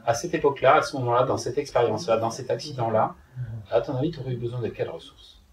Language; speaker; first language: French; native; French